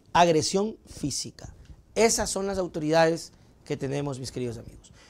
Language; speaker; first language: Spanish; native; Spanish